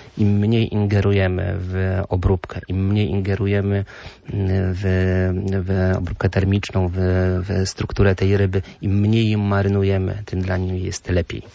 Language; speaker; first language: Polish; native; Polish